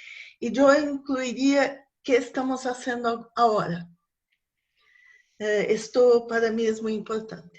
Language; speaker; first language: Spanish; non-native, fluent; Portuguese